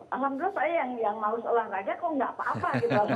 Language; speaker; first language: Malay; non-native, local second language; Sundanese